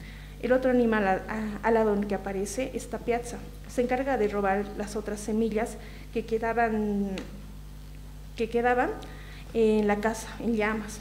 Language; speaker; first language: Spanish; native; Spanish